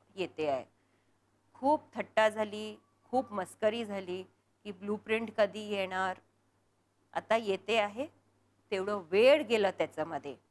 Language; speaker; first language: Marathi; non-native, local second language; Punjabi